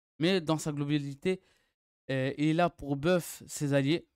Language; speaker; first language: French; native; French